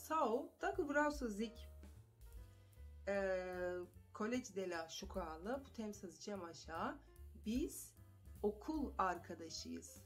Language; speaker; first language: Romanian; non-native, fluent; Turkish